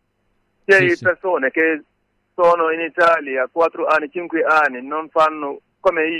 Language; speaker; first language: Italian; non-native, learner; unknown